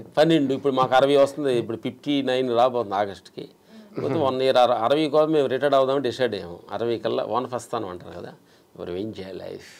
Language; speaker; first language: Telugu; native; Telugu